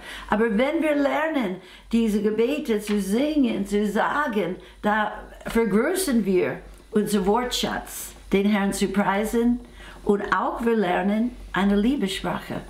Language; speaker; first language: German; non-native, fluent; English